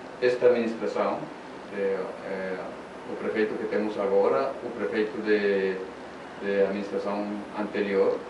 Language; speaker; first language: Portuguese; non-native, learner; Spanish